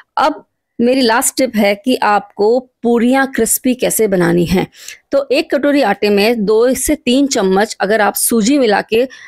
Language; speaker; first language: Hindi; native; Hindi